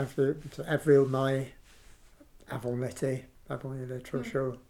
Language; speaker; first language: French; non-native, learner; English